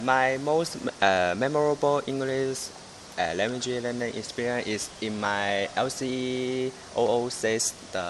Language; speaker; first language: English; non-native, learner; Chinese